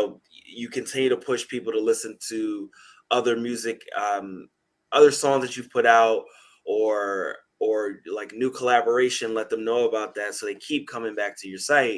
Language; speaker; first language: English; native; English